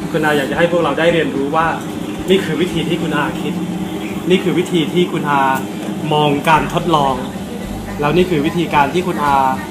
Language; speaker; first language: Thai; native; Thai